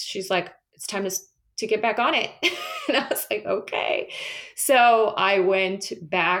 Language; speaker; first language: English; native; English